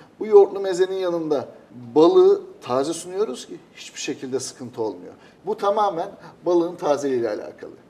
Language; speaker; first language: Turkish; native; Turkish